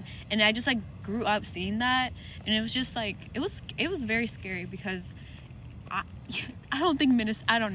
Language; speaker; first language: English; native; English